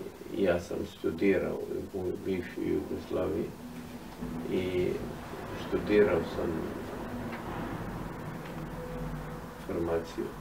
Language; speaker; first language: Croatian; non-native, fluent; Arabic